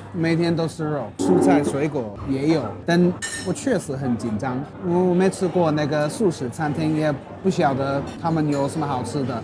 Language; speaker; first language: Chinese; non-native, fluent; English